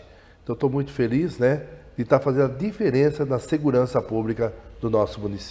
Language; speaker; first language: Portuguese; native; Portuguese